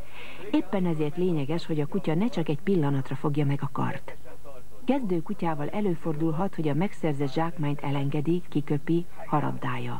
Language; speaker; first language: Hungarian; native; Hungarian